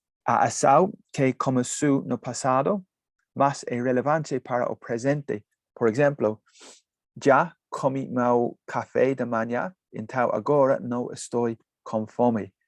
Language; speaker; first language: Portuguese; non-native, learner; English